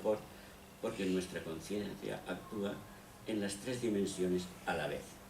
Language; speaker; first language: Spanish; native; Spanish